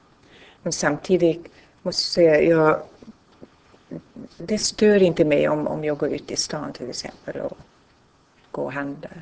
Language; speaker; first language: Swedish; non-native, fluent; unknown